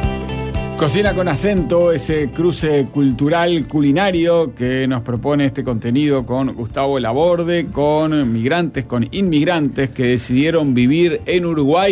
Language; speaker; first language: Spanish; native; Spanish